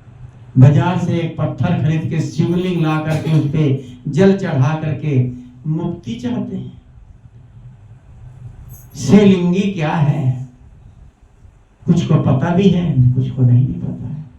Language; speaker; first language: Hindi; native; Hindi